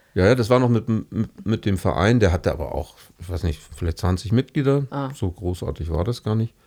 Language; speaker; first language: German; native; German